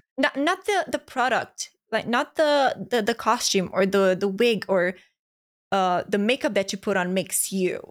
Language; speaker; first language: English; non-native, fluent; Romanian